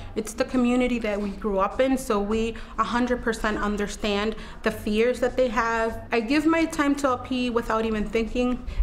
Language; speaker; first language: English; native; English